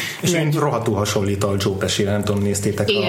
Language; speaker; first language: Hungarian; native; Hungarian